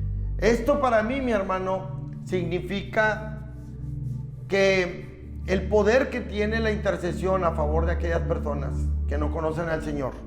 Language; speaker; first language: Spanish; native; Spanish